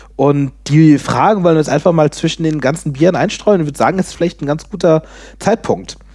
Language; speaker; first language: German; native; German